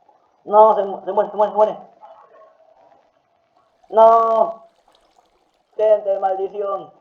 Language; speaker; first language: Spanish; native; Spanish